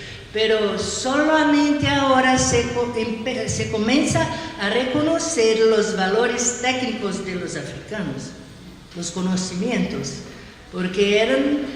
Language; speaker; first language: Spanish; non-native, learner; Portuguese